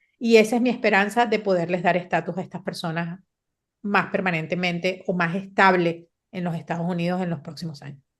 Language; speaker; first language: Spanish; native; Spanish